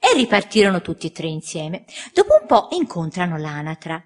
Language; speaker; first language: Italian; native; Italian